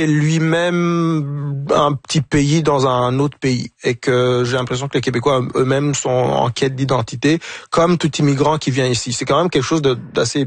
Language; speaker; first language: French; non-native, local second language; Kinyarwanda